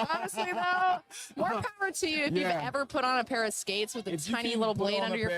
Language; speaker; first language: English; native; English